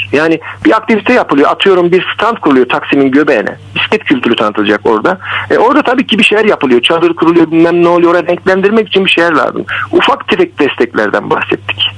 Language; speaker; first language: Turkish; native; Turkish